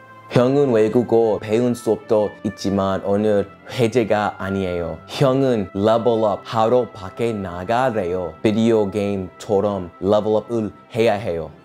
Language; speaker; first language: Korean; non-native, learner; English